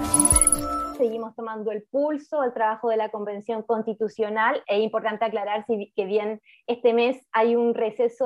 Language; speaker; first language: Spanish; native; Spanish